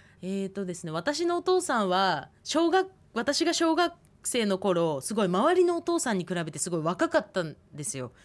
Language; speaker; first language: Japanese; native; Japanese